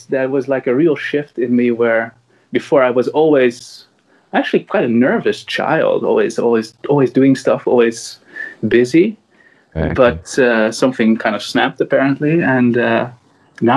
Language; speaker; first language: English; non-native, fluent; Dutch